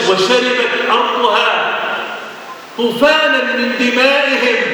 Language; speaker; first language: Arabic; native; Arabic